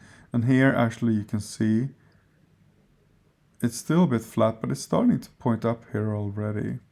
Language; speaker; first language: English; non-native, fluent; Swedish